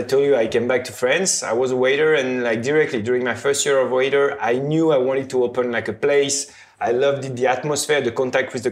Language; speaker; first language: English; non-native, fluent; French